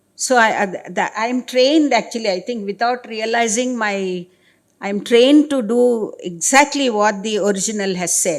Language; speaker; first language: English; non-native, local second language; Kannada